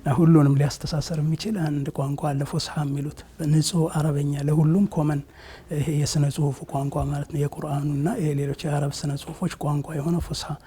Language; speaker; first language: Amharic; native; Amharic